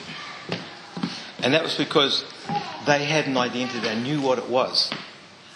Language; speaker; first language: English; native; English